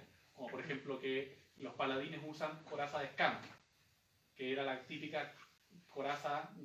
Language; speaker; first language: Spanish; native; Spanish